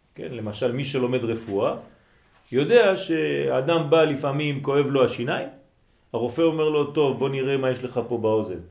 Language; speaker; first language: Hebrew; non-native, fluent; French